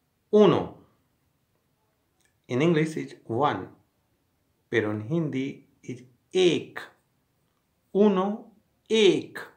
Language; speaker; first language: Spanish; non-native, learner; Hindi